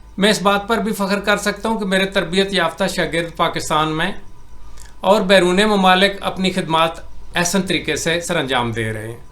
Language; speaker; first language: Urdu; non-native, local second language; Punjabi